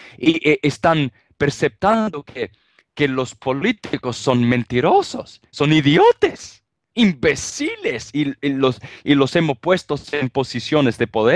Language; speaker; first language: Spanish; non-native, fluent; Italian